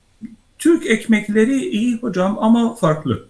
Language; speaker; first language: Turkish; non-native, learner; Persian